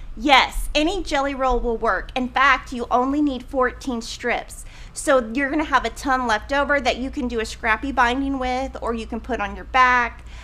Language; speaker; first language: English; native; English